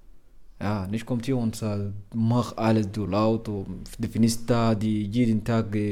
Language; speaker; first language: German; non-native, learner; Arabic